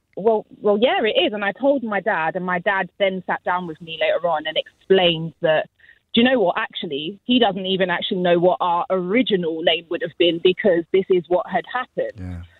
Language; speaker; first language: English; native; English